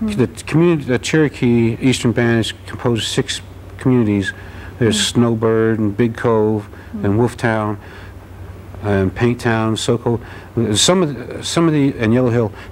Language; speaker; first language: English; native; English